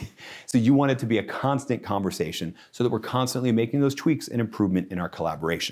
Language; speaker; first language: English; native; English